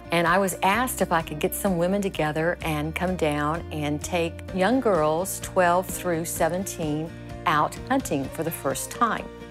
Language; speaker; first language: English; native; English